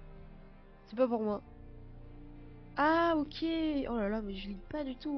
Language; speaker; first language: French; native; French